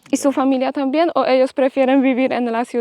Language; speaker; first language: Spanish; non-native, fluent; Polish